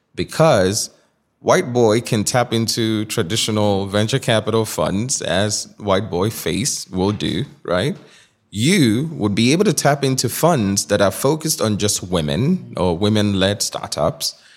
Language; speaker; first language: English; non-native, local second language; Igbo